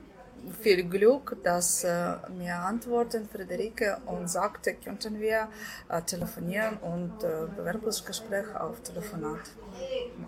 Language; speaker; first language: German; non-native, learner; Ukrainian